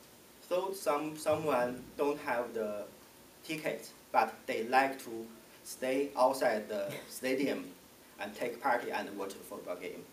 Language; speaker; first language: English; non-native, learner; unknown